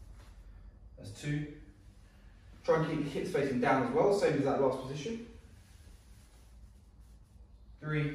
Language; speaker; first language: English; native; English